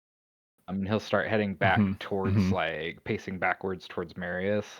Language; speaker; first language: English; native; English